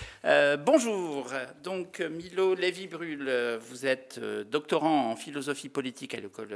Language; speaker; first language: French; native; French